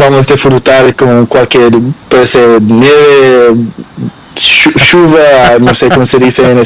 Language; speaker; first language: Spanish; non-native, learner; Portuguese